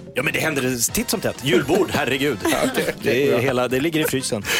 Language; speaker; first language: Swedish; native; Swedish